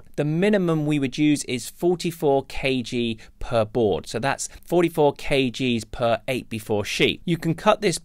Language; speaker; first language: English; native; English